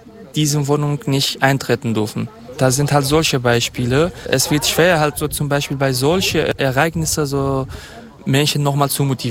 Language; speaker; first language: German; non-native, fluent; Kurdish